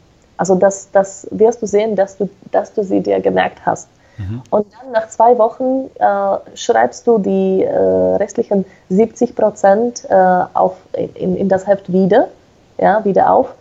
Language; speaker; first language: German; non-native, fluent; Slovak